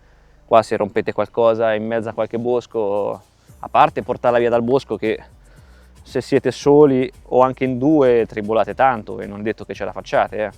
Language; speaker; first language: Italian; native; Italian